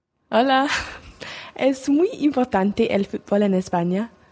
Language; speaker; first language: Spanish; non-native, learner; English